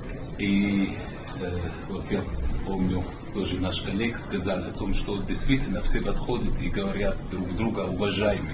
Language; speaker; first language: Russian; non-native, fluent; Arabic